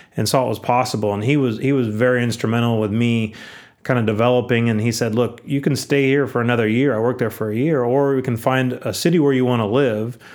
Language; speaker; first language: English; native; English